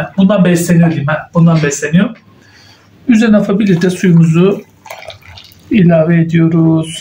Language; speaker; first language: Turkish; native; Turkish